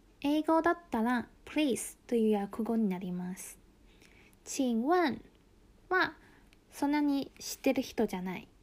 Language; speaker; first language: Japanese; non-native, local second language; Chinese